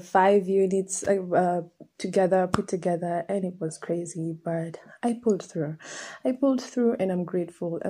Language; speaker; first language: English; non-native, local second language; Swahili